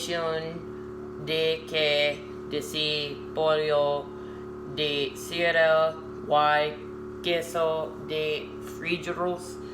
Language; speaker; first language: Spanish; non-native, learner; English